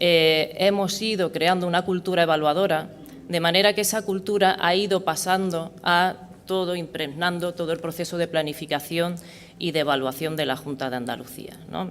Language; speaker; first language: Spanish; native; Spanish